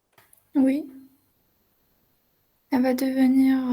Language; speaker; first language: French; non-native, local second language; Arabic